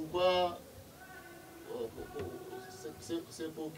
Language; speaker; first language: French; non-native, learner; Kinyarwanda